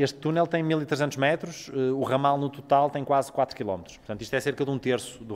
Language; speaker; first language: Portuguese; native; Portuguese